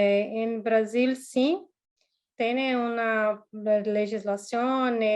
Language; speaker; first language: Spanish; non-native, learner; Portuguese